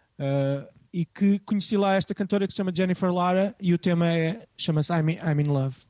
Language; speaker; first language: Portuguese; native; Portuguese